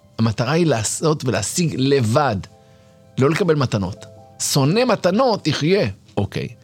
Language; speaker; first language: Hebrew; native; Hebrew